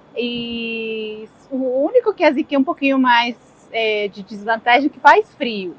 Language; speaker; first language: Portuguese; early bilingual, other home language; Spanish